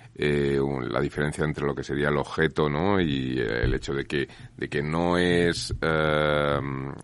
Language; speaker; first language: Spanish; non-native, local second language; Catalan